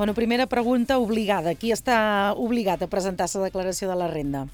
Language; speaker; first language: Catalan; native; Catalan